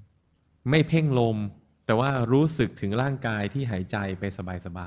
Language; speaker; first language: Thai; native; Thai